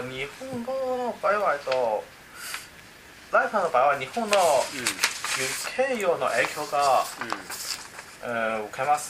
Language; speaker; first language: Japanese; non-native, learner; Chinese